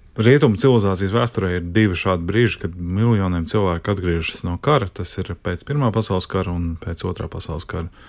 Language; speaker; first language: Latvian; native; Latvian